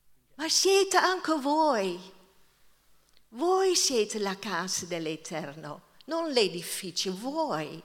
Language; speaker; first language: Italian; non-native, fluent; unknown